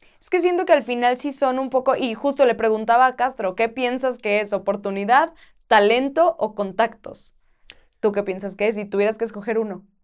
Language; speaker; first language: Spanish; native; Spanish